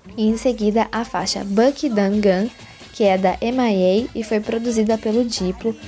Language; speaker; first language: Portuguese; native; Portuguese